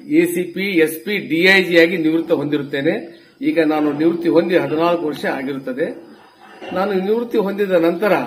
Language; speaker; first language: Kannada; non-native, local second language; Lambadi